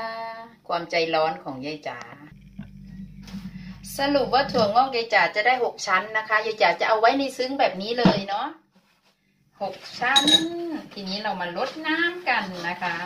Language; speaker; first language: Thai; native; Thai